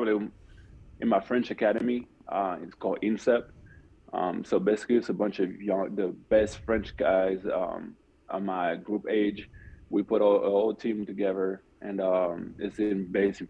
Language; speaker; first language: English; non-native, fluent; French